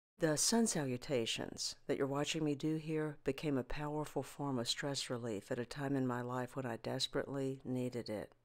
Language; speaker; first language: English; native; English